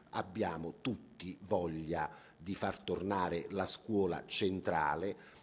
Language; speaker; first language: Italian; native; Italian